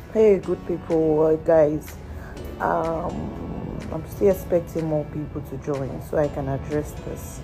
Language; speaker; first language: English; non-native, local second language; Yoruba